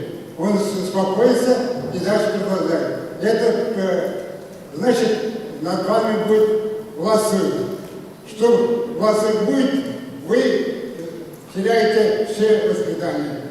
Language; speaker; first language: Russian; non-native, local second language; Kazakh